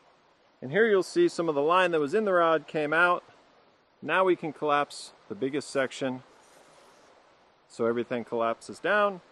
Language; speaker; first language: English; native; English